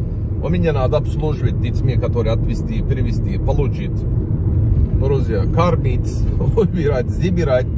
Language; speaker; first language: Russian; non-native, learner; Turkish